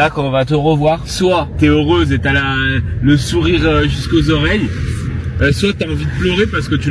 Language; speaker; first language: French; native; French